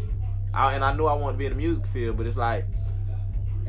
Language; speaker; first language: English; native; English